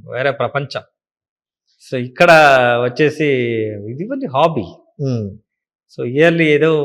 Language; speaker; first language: Telugu; non-native, learner; Kannada